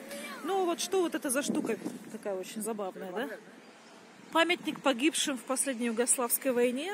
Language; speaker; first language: Russian; native; Russian